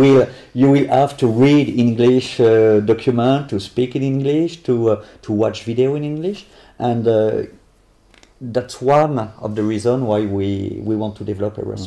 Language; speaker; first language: English; non-native, learner; French